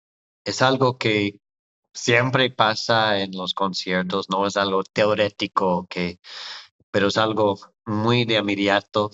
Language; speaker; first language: Spanish; non-native, fluent; English